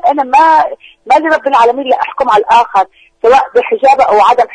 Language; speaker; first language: Arabic; native; Arabic